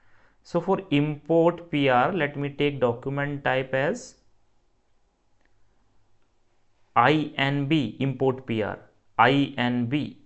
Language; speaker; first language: English; non-native, local second language; Hindi